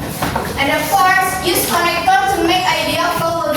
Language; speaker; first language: English; non-native, fluent; Indonesian